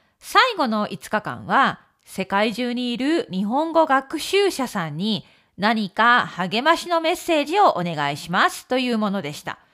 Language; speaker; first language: Japanese; native; Japanese